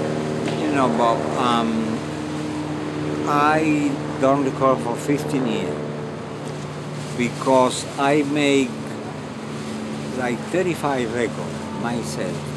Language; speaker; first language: English; non-native, fluent; Spanish